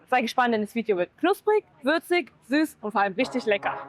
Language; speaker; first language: German; native; German